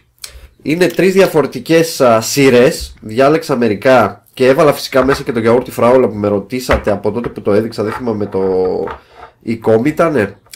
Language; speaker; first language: Greek; native; Greek